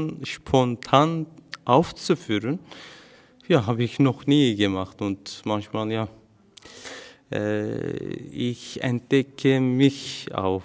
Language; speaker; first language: German; non-native, learner; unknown